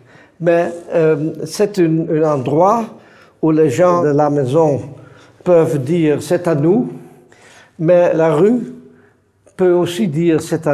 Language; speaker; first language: French; non-native, fluent; Dutch